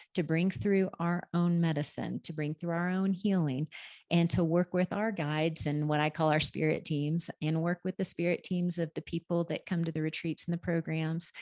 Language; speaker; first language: English; native; English